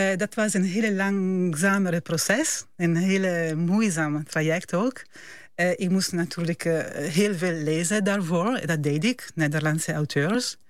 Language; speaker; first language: Dutch; non-native, fluent; Italian